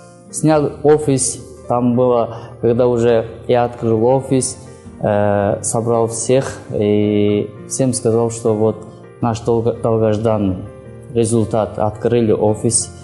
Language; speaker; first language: Russian; non-native, learner; Kyrgyz